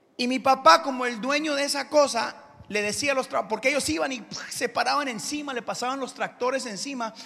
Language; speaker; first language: Spanish; early bilingual, heritage; Spanish